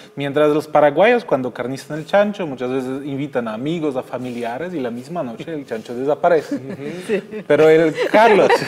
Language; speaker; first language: Spanish; non-native, fluent; German